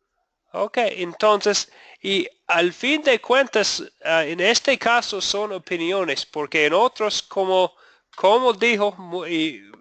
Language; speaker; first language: Spanish; non-native, fluent; English